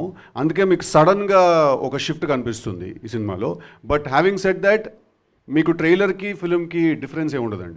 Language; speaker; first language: Telugu; native; Telugu